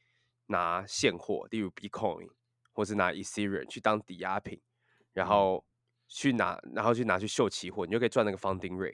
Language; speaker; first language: Chinese; native; Chinese